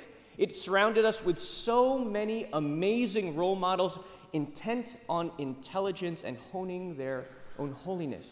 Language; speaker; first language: English; native; English